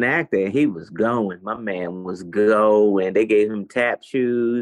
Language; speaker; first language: English; native; English